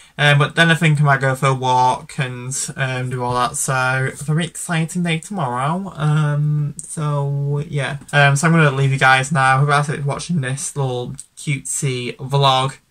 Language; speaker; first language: English; native; English